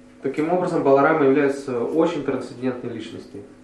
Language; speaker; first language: Russian; native; Russian